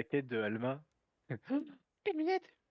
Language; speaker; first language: French; native; French